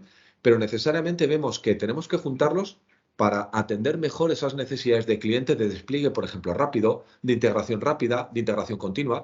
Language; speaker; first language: Spanish; native; Spanish